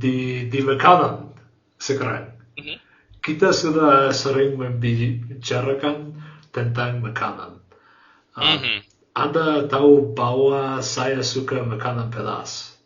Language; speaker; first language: Indonesian; non-native, learner; English